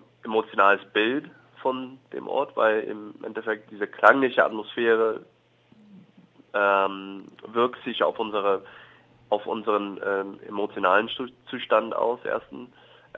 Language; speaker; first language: German; non-native, fluent; English